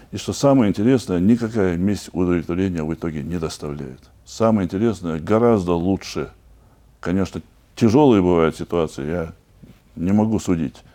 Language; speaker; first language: Russian; non-native, local second language; Chechen